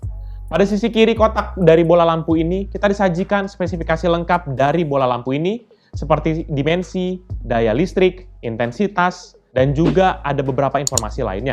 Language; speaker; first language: Indonesian; native; Indonesian